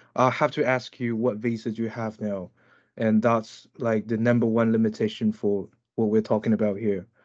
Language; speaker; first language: English; non-native, fluent; Chinese